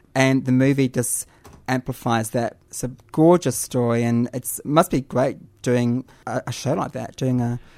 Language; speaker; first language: English; native; English